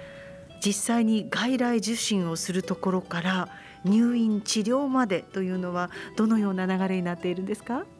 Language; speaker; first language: Japanese; native; Japanese